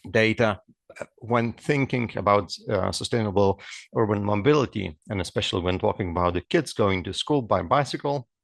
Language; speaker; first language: English; non-native, fluent; Lithuanian